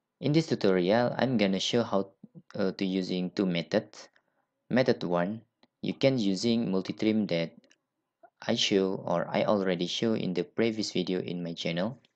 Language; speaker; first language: English; non-native, learner; Indonesian